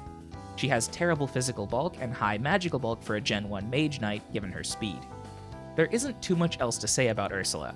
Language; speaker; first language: English; native; English